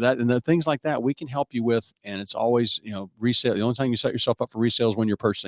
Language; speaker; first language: English; native; English